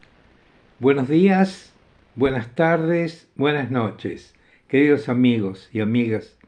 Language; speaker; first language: Spanish; non-native, fluent; Italian